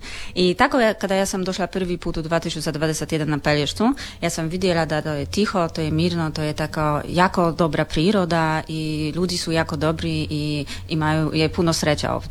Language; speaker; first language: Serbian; non-native, learner; Polish